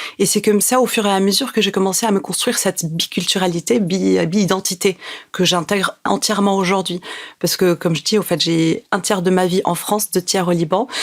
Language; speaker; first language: French; non-native, local second language; Arabic